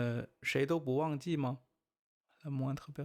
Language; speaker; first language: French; non-native, learner; Chinese